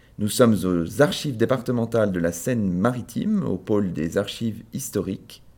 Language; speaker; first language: French; native; French